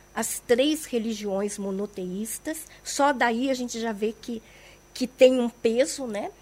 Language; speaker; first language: Portuguese; native; Portuguese